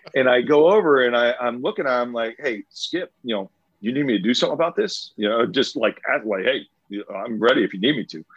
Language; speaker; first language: English; native; English